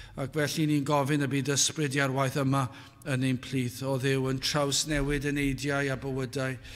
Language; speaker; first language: Welsh; native; Welsh